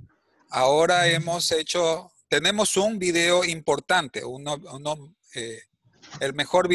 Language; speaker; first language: Portuguese; non-native, learner; Spanish